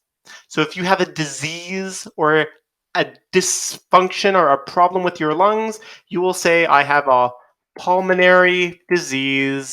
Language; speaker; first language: English; non-native, fluent; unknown